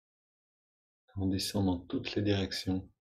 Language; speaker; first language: French; native; French